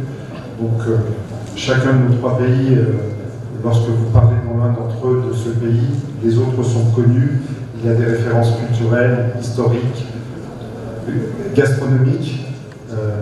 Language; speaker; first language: French; native; French